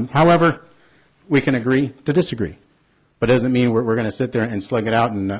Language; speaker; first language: English; early bilingual, other home language; Spanish